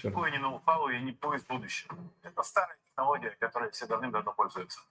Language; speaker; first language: Russian; native; Russian